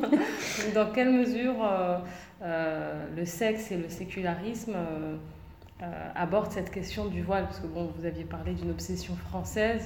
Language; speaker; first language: French; native; French